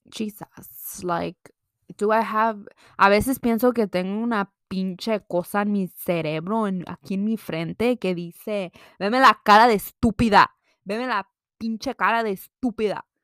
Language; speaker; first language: Spanish; early bilingual, heritage; Spanish